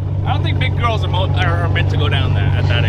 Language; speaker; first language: English; native; English